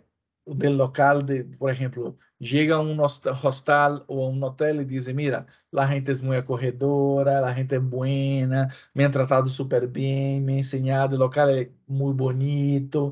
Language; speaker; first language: Spanish; non-native, fluent; Portuguese